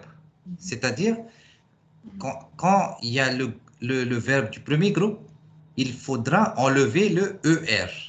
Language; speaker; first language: French; non-native, fluent; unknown